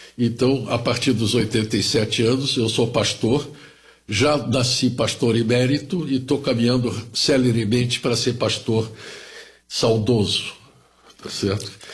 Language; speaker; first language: Portuguese; early bilingual, other home language; German